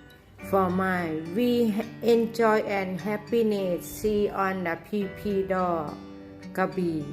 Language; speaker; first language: English; non-native, learner; Thai